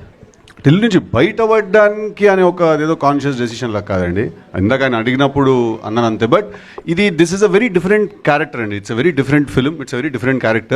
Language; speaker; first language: Telugu; native; Telugu